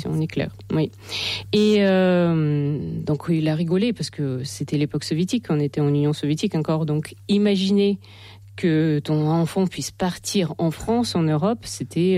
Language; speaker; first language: French; non-native, fluent; Russian